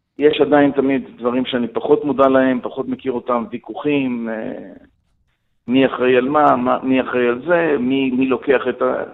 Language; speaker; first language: Hebrew; non-native, fluent; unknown